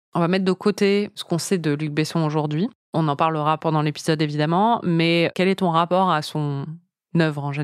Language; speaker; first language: French; native; French